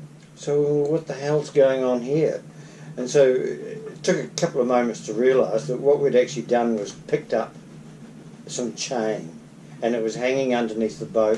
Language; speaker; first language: English; native; English